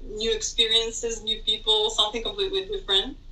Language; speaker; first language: English; non-native, fluent; Hebrew